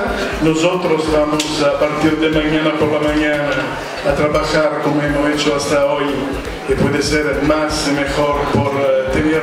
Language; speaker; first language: Spanish; non-native, fluent; Italian